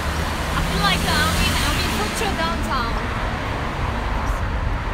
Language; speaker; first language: English; non-native, fluent; Korean